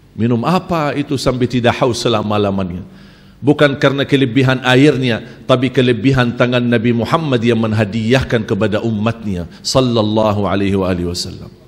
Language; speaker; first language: Malay; non-native, fluent; Arabic